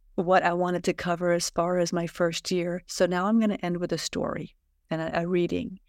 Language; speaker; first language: English; native; English